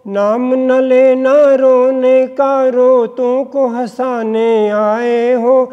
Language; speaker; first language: Hindi; native; Hindi